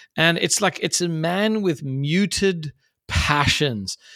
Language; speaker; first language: English; native; English